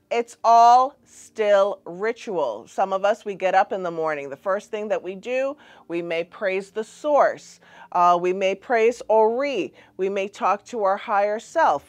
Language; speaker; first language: English; native; English